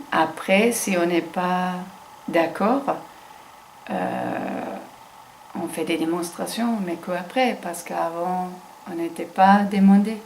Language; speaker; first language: French; non-native, fluent; German